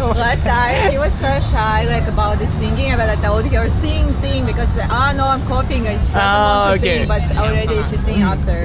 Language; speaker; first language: English; non-native, learner; Russian